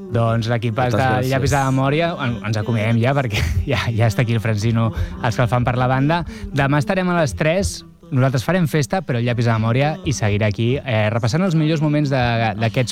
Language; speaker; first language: Catalan; native; Catalan